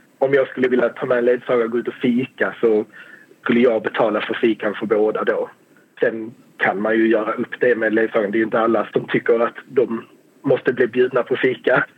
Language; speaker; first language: Swedish; native; Swedish